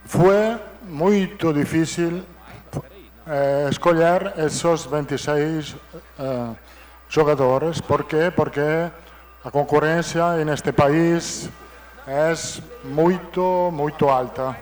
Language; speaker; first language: Portuguese; non-native, learner; Italian